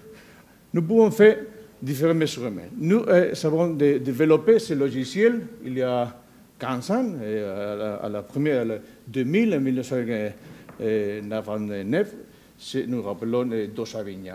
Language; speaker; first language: French; non-native, learner; Spanish